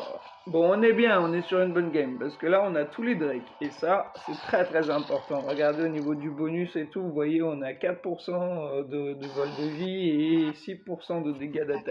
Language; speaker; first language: French; native; French